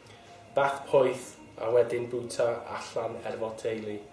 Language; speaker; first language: Welsh; non-native, local second language; English